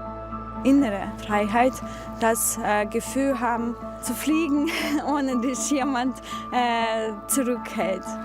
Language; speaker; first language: German; non-native, fluent; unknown